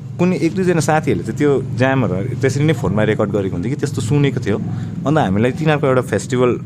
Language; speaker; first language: Nepali; native; Nepali